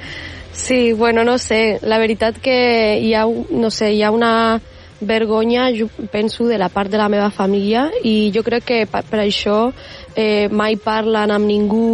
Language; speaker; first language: Catalan; non-native, local second language; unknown